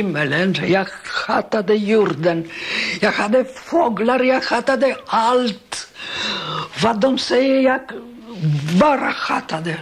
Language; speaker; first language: Swedish; non-native, learner; Polish